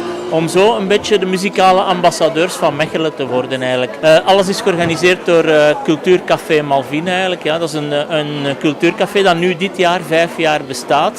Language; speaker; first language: Dutch; native; Dutch